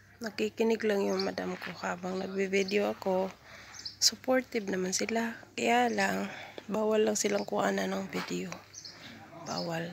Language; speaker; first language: Filipino; non-native, local second language; Cebuano